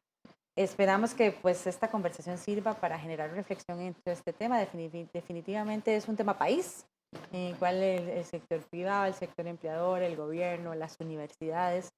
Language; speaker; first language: Spanish; native; Spanish